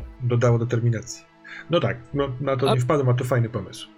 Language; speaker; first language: Polish; native; Polish